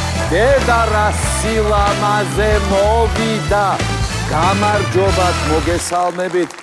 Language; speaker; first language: Georgian; native; Georgian